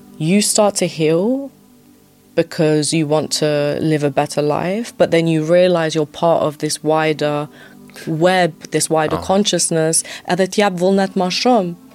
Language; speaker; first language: English; early bilingual, other home language; Albanian